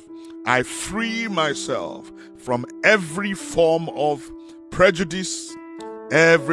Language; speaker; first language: English; non-native, local second language; Yoruba